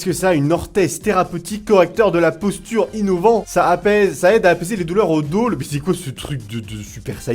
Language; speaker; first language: French; native; French